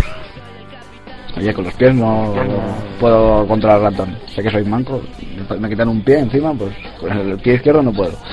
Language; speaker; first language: Spanish; native; Spanish